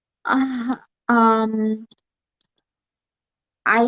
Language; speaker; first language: English; non-native, learner; Korean